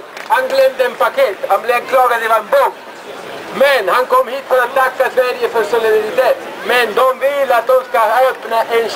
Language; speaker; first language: Swedish; non-native, learner; Spanish